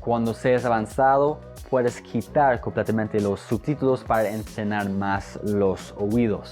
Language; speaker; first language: Spanish; non-native, fluent; English